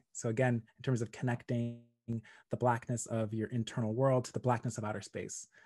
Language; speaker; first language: English; native; English